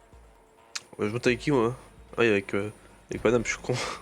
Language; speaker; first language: French; native; French